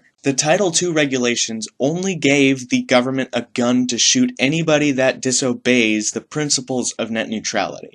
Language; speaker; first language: English; native; English